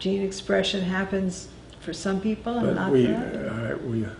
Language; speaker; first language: English; native; English